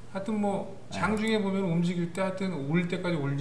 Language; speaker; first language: Korean; native; Korean